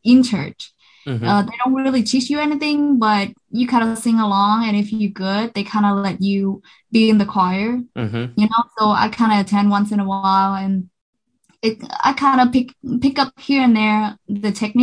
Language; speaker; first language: English; non-native, fluent; Vietnamese